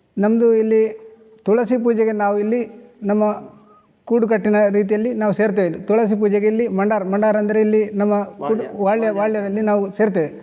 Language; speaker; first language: Kannada; non-native, local second language; Konkani